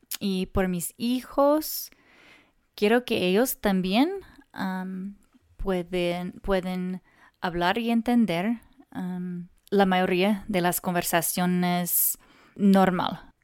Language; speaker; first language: Spanish; non-native, learner; English